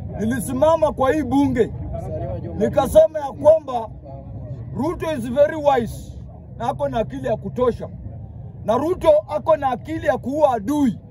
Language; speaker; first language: Swahili; non-native, local second language; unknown